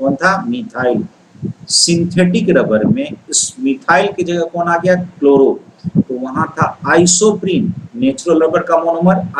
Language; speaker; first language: Hindi; native; Hindi